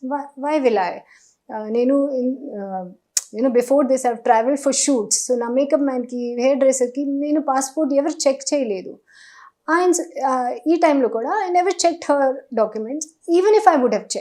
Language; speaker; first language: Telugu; non-native, local second language; Hindi